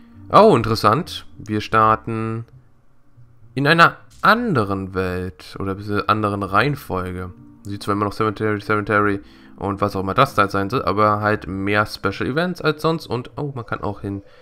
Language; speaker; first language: German; native; German